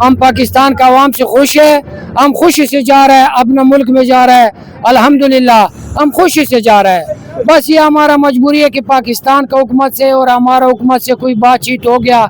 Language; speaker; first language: Hindi; non-native, learner; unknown